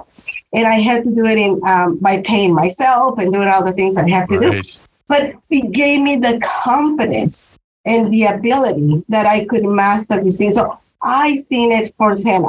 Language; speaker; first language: English; non-native, fluent; Spanish